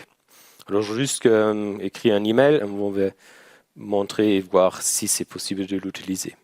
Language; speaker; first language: French; non-native, learner; German